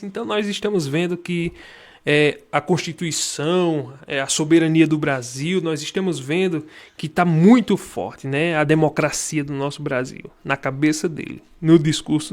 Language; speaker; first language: Portuguese; native; Portuguese